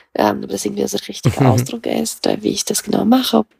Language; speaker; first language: German; early bilingual, other home language; Russian